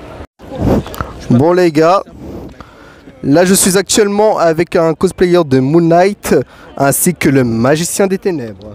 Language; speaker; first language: French; native; French